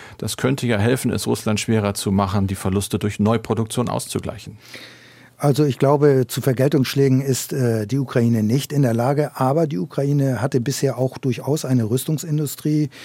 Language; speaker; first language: German; native; German